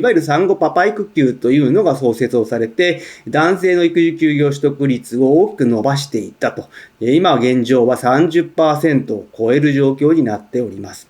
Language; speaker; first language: Japanese; native; Japanese